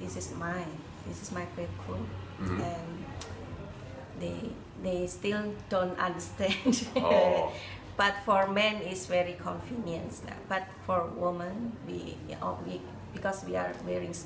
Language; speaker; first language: English; non-native, learner; Indonesian